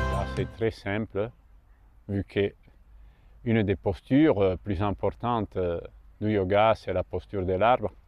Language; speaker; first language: French; non-native, fluent; Italian